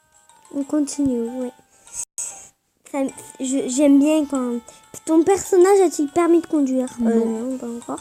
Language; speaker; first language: French; native; French